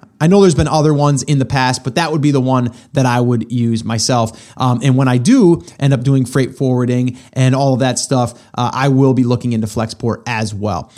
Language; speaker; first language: English; native; English